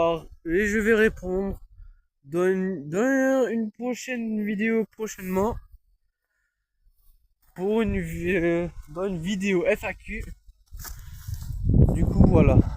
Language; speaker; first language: French; native; French